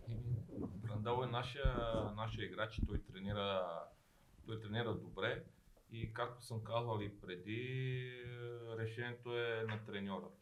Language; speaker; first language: Bulgarian; non-native, fluent; Romanian